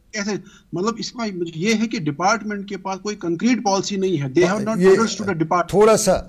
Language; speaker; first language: Urdu; native; Urdu